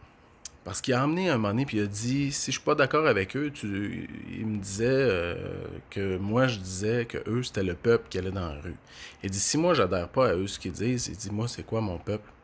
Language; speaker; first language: French; native; French